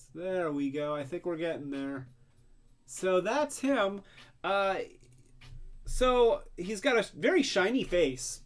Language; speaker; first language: English; native; English